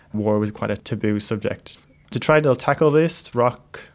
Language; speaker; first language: English; native; English